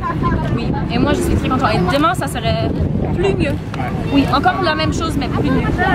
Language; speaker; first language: French; non-native, fluent; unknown